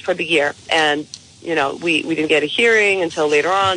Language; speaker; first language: English; native; English